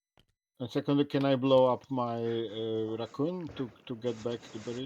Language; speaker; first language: English; non-native, learner; Polish